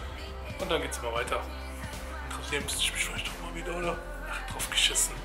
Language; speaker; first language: German; native; German